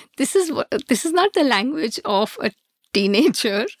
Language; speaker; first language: English; non-native, local second language; Hindi